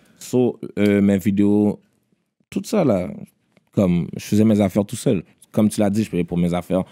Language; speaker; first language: French; early bilingual, other home language; Haitian Creole